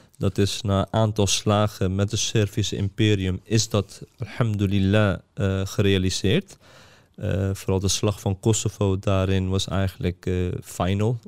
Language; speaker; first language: Dutch; early bilingual, other home language; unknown